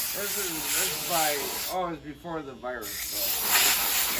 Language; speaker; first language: English; native; English